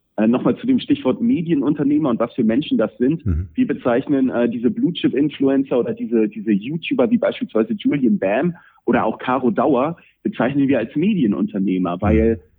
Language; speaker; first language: German; native; German